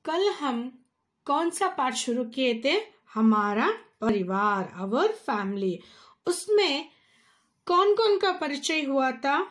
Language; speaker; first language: Hindi; non-native, local second language; Kannada